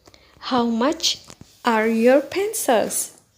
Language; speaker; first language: English; non-native, fluent; Indonesian